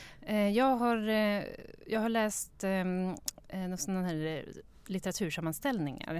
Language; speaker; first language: Swedish; native; Swedish